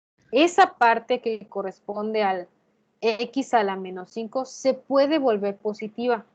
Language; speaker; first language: Spanish; native; Spanish